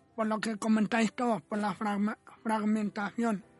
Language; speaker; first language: Spanish; non-native, fluent; Arabic